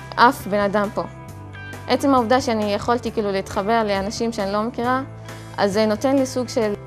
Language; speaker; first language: Hebrew; non-native, local second language; Arabic